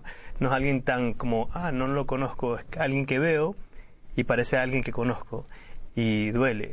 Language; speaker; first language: Spanish; early bilingual, heritage; Spanish